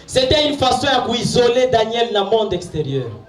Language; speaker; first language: French; non-native, local second language; Swahili